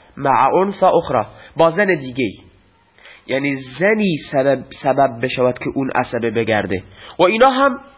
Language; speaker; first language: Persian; non-native, local second language; Baluchi